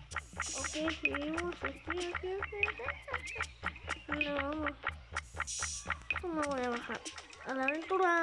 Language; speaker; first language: Spanish; early bilingual, heritage; Spanish